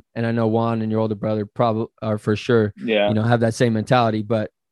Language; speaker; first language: English; native; English